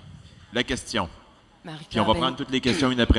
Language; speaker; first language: French; native; French